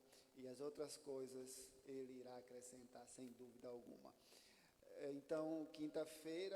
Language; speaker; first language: Portuguese; native; Portuguese